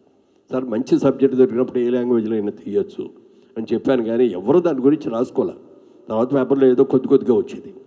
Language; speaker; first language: Telugu; native; Telugu